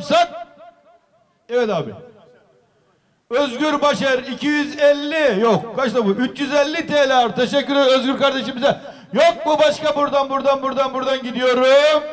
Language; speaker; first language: Turkish; native; Turkish